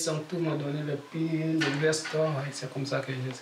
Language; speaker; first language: French; non-native, learner; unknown